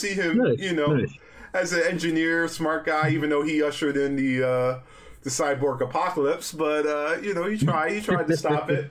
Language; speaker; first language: English; native; English